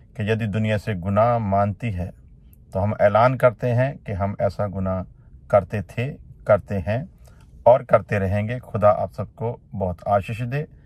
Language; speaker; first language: Hindi; non-native, local second language; Punjabi